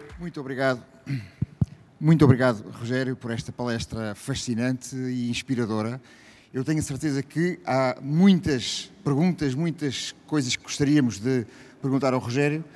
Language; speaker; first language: Portuguese; native; Portuguese